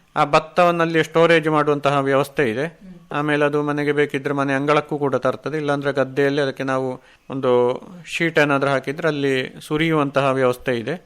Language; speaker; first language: Kannada; native; Kannada